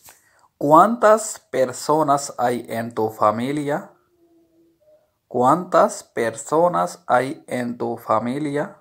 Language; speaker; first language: Spanish; non-native, learner; Urdu